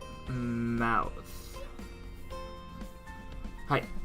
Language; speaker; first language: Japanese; non-native, learner; English